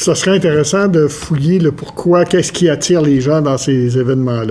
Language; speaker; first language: French; native; French